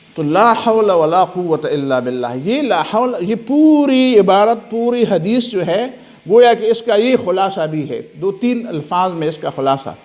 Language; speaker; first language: Urdu; non-native, local second language; Pashto